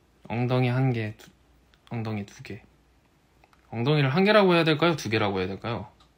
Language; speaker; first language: Korean; native; Korean